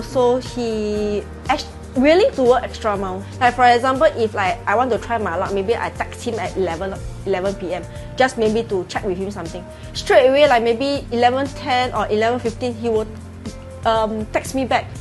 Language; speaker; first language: English; non-native, local second language; Chinese